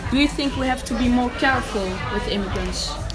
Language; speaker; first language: English; non-native, learner; Dutch